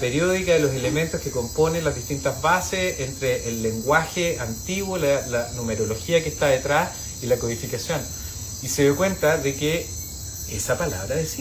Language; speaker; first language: Spanish; native; Spanish